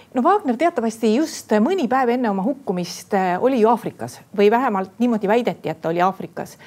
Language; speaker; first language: Estonian; native; Estonian